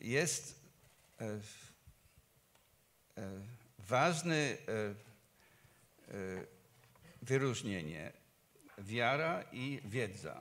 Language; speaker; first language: Polish; non-native, fluent; English